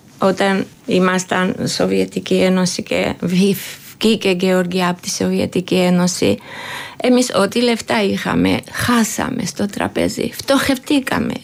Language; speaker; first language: Greek; non-native, learner; Georgian